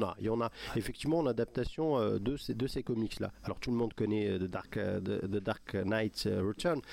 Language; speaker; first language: French; non-native, local second language; Arabic